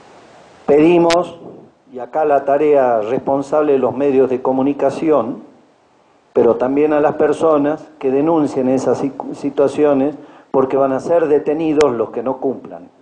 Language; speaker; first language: Spanish; native; Spanish